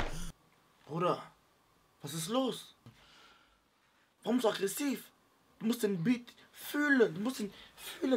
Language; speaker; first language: German; native; German